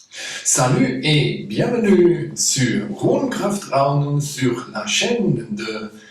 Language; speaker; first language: French; non-native, fluent; German